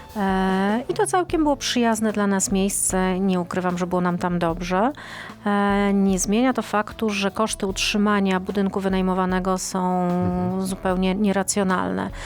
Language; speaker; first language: Polish; native; Polish